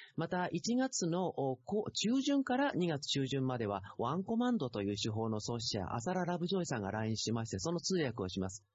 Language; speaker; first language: Japanese; native; Japanese